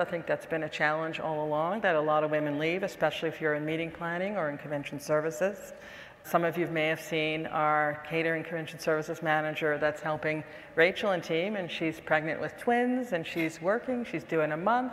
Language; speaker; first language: English; non-native, fluent; Dutch